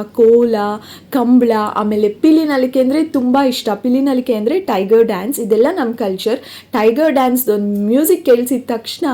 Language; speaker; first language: Kannada; non-native, local second language; Tulu